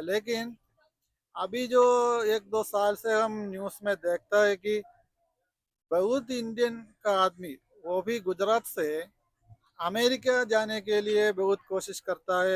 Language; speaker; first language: Hindi; non-native, local second language; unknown